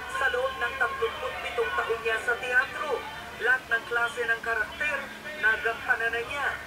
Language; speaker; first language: Filipino; native; Filipino